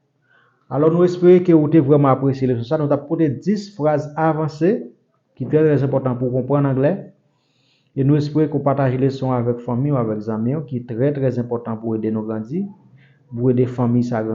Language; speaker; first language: French; non-native, learner; Haitian Creole